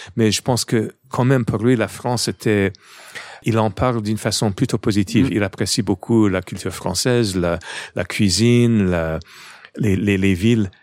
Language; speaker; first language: French; non-native, fluent; English